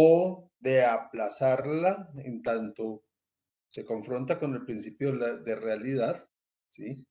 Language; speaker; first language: Spanish; native; Spanish